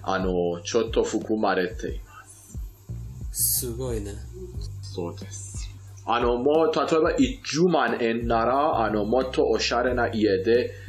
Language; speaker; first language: Japanese; non-native, fluent; Persian